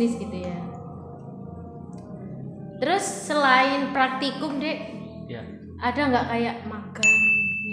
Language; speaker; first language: Indonesian; non-native, local second language; Javanese